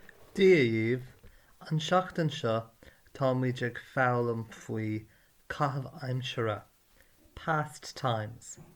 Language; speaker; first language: Irish; non-native, learner; English